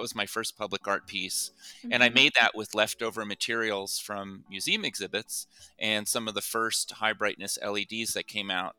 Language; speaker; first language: English; native; English